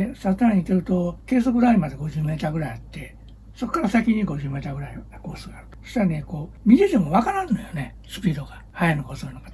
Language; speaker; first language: Japanese; native; Japanese